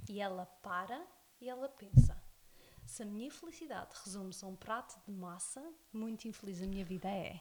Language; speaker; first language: Portuguese; early bilingual, heritage; Portuguese